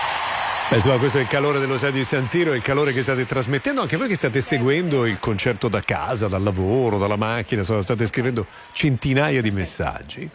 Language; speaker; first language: Italian; native; Italian